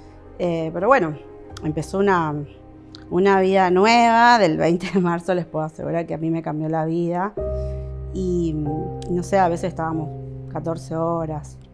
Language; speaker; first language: Spanish; native; Spanish